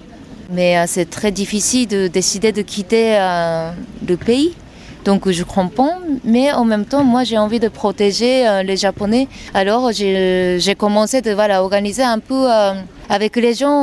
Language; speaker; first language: French; non-native, learner; Japanese